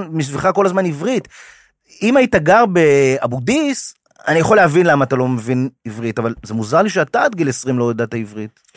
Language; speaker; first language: Hebrew; native; Hebrew